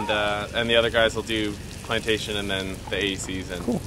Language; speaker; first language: English; native; English